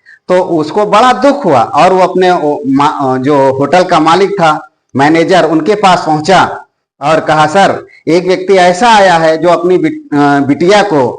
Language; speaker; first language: Hindi; native; Hindi